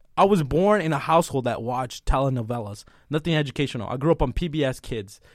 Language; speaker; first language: English; early bilingual, other home language; Spanish